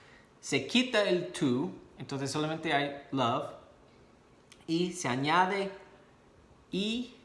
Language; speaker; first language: Spanish; non-native, fluent; English